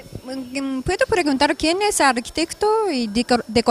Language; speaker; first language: Spanish; non-native, fluent; Japanese